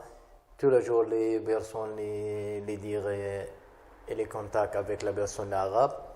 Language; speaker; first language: French; non-native, learner; Arabic